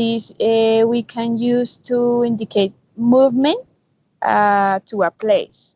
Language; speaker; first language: English; non-native, learner; Spanish